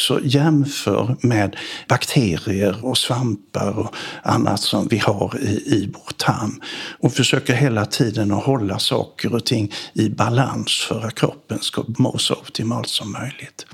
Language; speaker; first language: Swedish; native; Swedish